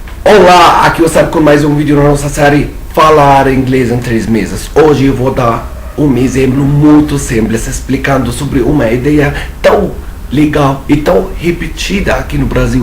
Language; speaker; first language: Portuguese; non-native, fluent; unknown